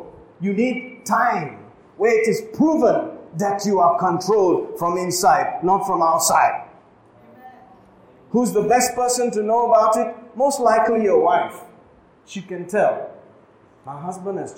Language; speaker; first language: English; non-native, local second language; Malayalam